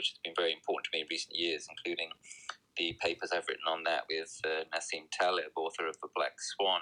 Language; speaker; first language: English; native; English